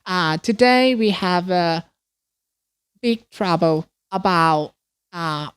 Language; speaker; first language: English; non-native, learner; Thai